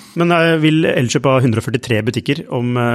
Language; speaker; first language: Norwegian; native; Norwegian